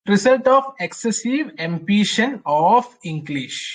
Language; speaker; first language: English; non-native, local second language; Malayalam